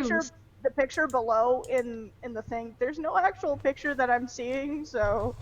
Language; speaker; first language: English; native; English